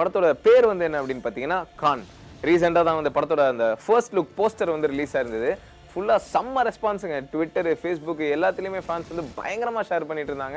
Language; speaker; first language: Tamil; native; Tamil